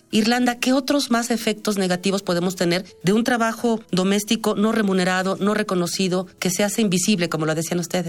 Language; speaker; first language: Spanish; native; Spanish